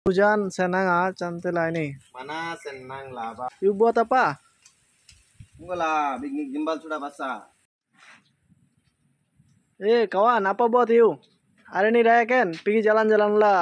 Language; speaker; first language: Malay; non-native, learner; Bangla